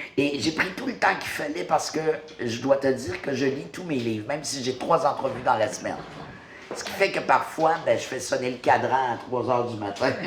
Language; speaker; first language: French; native; French